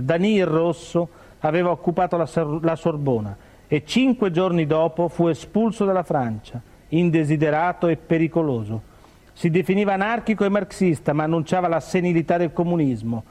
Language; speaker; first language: Italian; native; Italian